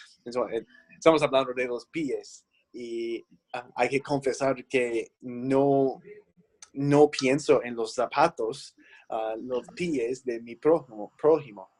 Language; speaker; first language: Spanish; non-native, fluent; English